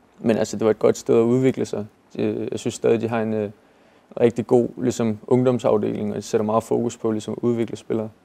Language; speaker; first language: Danish; native; Danish